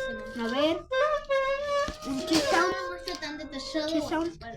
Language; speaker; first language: Spanish; native; Spanish